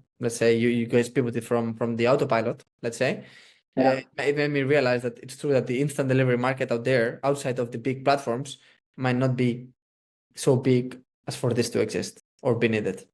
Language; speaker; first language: English; non-native, fluent; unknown